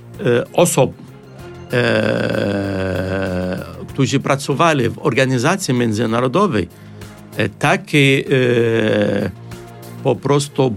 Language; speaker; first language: Polish; non-native, fluent; Arabic